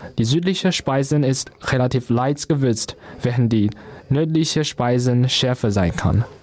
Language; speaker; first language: German; non-native, learner; Chinese